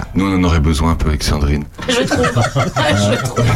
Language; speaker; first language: French; native; French